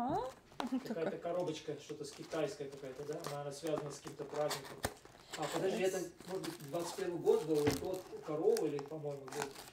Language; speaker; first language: Russian; native; Russian